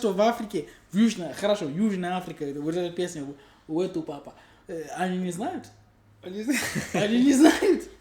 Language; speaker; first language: Russian; non-native, learner; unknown